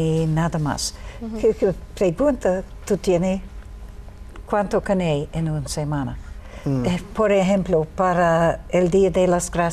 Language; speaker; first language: Spanish; non-native, learner; English